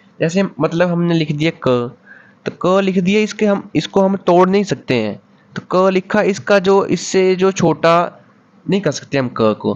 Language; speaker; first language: Hindi; native; Hindi